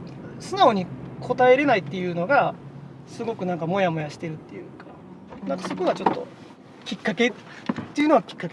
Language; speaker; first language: Japanese; native; Japanese